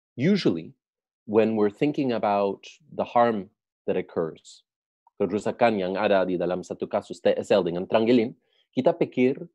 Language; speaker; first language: Indonesian; non-native, learner; Spanish